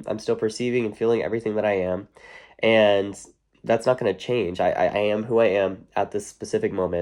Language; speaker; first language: English; native; English